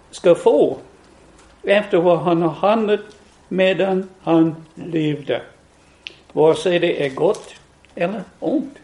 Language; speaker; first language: Swedish; non-native, fluent; English